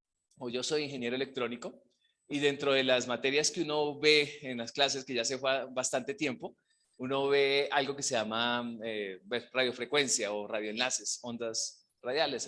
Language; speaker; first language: Spanish; native; Spanish